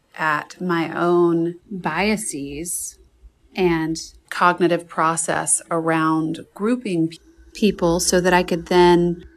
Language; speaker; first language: English; native; English